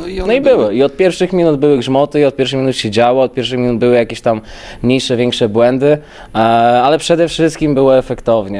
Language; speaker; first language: Polish; native; Polish